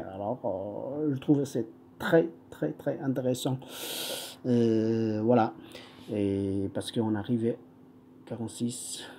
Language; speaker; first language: French; non-native, fluent; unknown